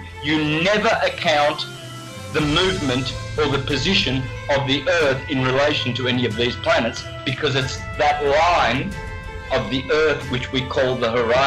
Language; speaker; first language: English; native; English